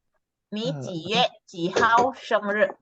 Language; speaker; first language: Chinese; non-native, fluent; Indonesian